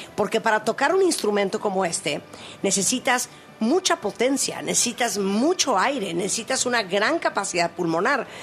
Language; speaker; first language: Spanish; native; Spanish